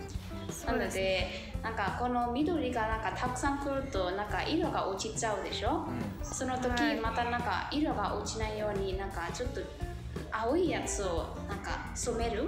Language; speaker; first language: Japanese; non-native, fluent; Burmese